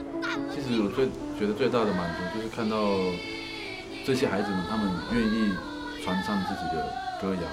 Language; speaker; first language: Chinese; native; Chinese